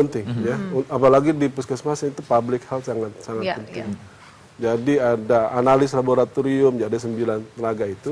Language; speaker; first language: Indonesian; native; Indonesian